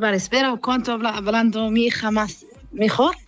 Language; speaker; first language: Spanish; non-native, learner; Arabic